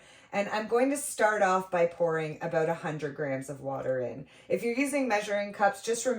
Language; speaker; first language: English; native; English